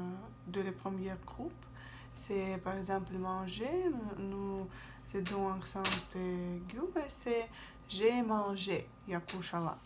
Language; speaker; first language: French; non-native, fluent; Russian